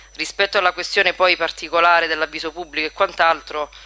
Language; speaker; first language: Italian; native; Italian